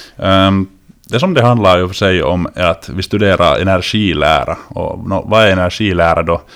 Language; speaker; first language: Swedish; native; Swedish